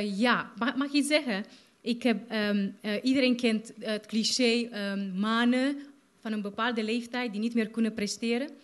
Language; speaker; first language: Dutch; non-native, fluent; Romanian